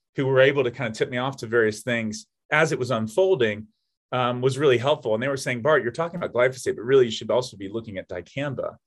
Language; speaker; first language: English; native; English